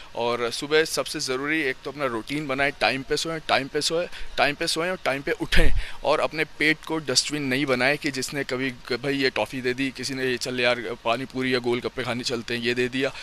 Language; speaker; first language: Hindi; native; Hindi